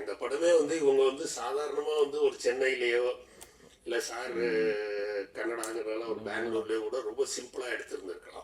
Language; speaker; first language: Tamil; native; Tamil